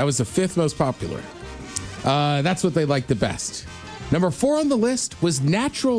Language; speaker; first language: English; native; English